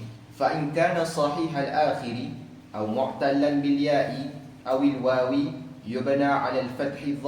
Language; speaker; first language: Arabic; non-native, learner; Malay